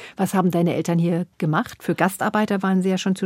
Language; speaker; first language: German; native; German